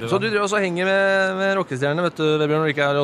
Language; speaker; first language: Norwegian; native; Norwegian